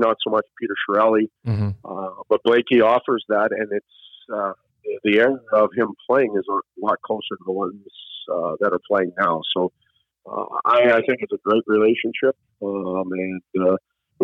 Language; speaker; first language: English; native; English